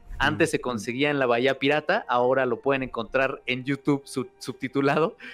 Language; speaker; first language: Spanish; native; Spanish